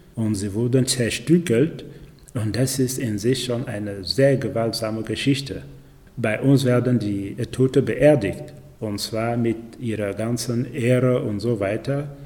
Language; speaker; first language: German; non-native, fluent; French